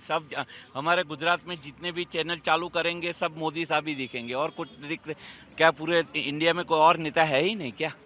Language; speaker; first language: Hindi; non-native, local second language; Gujarati